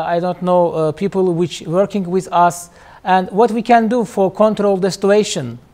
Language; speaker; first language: English; non-native, learner; Azerbaijani